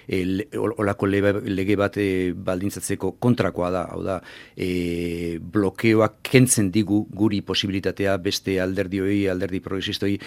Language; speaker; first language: Basque; native; Basque